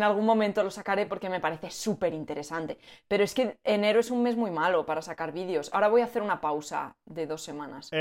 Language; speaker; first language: Spanish; native; Spanish